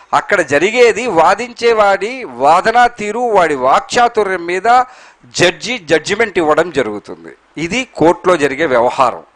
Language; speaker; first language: Telugu; non-native, local second language; Urdu